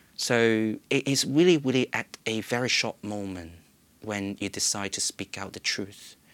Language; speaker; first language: English; non-native, local second language; Cantonese